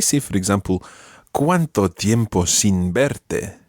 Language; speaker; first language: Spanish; non-native, fluent; English